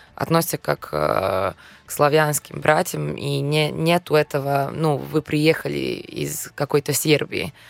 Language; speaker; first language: Russian; non-native, fluent; Serbian